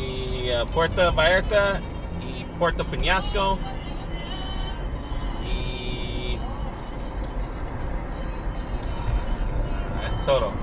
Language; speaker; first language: Spanish; non-native, learner; English